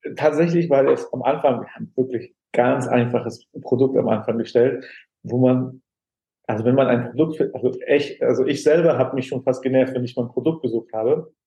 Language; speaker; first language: German; non-native, fluent; Aramaic